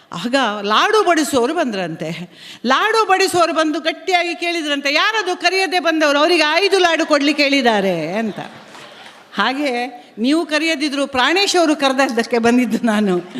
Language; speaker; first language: Kannada; non-native, local second language; Konkani